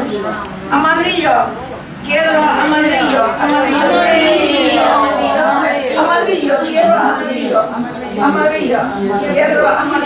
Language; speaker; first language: Spanish; non-native, learner; Chinese